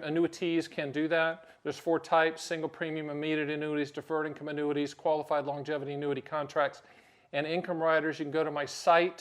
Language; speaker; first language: English; native; English